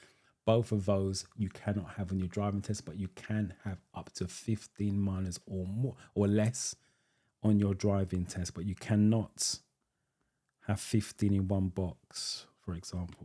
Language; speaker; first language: English; native; English